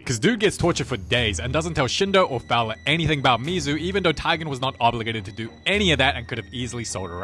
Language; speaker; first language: English; native; English